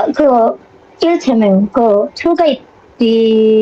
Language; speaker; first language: Korean; non-native, learner; Indonesian